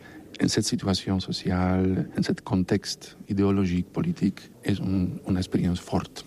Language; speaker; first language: French; non-native, learner; Polish